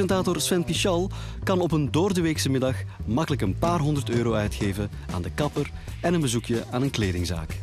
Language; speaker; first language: Dutch; native; Dutch